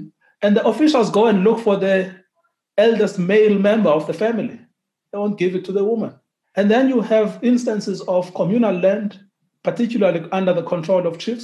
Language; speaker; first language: English; non-native, local second language; Xhosa